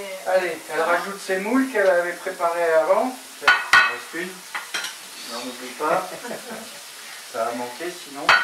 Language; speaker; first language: French; native; French